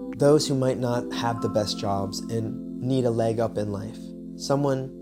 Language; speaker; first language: English; native; English